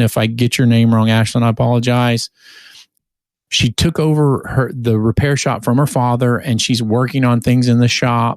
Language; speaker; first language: English; native; English